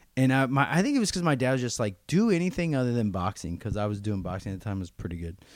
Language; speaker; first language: English; native; English